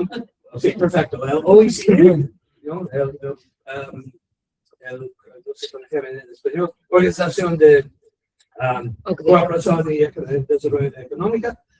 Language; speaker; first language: Spanish; non-native, learner; English